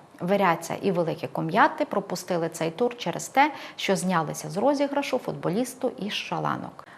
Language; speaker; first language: Ukrainian; native; Ukrainian